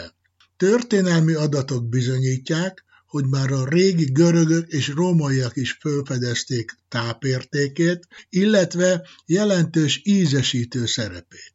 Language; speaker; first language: Hungarian; native; Hungarian